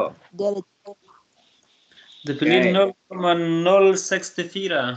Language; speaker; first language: Swedish; non-native, learner; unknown